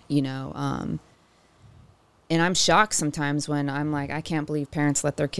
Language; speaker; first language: English; native; English